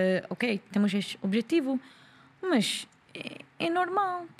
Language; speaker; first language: Portuguese; non-native, learner; English